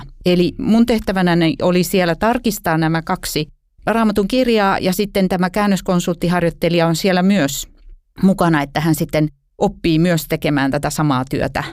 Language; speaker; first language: Finnish; native; Finnish